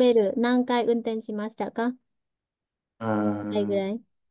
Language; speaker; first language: Japanese; early bilingual, heritage; Vietnamese